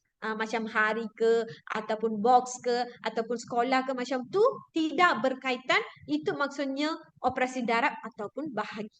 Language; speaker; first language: Malay; non-native, local second language; Tamil